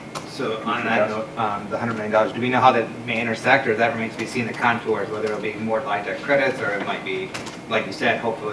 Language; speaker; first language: English; native; English